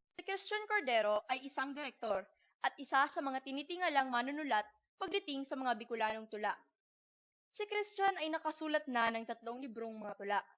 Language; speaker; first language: Filipino; non-native, local second language; Bikol